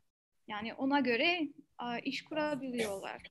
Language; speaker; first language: Turkish; non-native, fluent; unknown